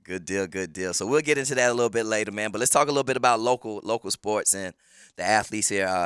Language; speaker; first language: English; native; English